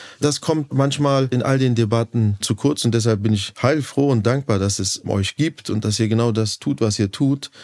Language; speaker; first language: German; early bilingual, other home language; Turkish